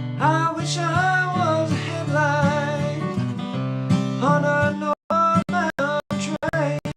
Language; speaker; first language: English; native; English